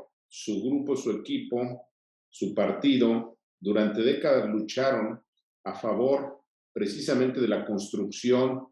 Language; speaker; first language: Spanish; native; Spanish